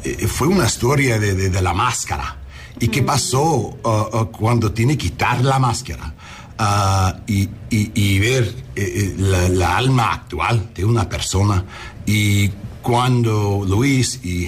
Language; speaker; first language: Spanish; early bilingual, heritage; English